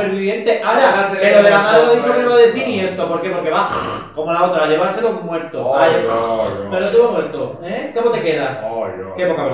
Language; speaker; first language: Spanish; native; Spanish